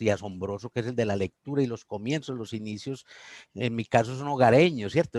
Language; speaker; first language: Spanish; native; Spanish